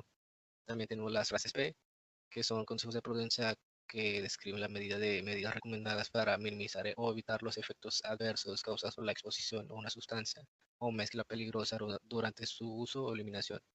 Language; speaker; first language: Spanish; native; Spanish